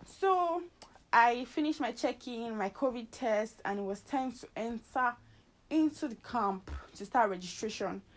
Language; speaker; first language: English; native; English